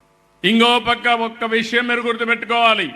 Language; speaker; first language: Telugu; native; Telugu